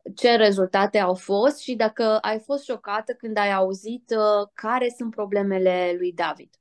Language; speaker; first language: Romanian; native; Romanian